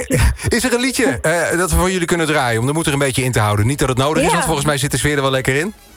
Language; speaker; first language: Dutch; native; Dutch